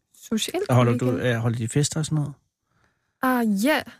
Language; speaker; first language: Danish; non-native, fluent; Chinese